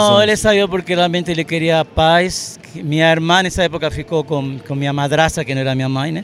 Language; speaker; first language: Portuguese; non-native, fluent; Arabic